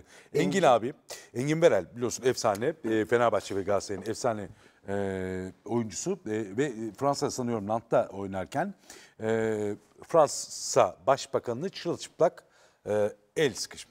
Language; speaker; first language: Turkish; native; Turkish